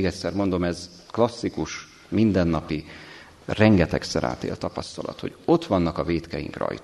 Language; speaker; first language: Hungarian; native; Hungarian